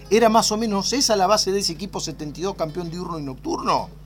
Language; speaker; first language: Spanish; native; Spanish